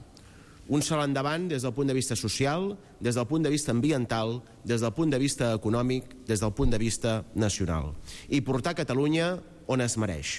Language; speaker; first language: Catalan; native; Catalan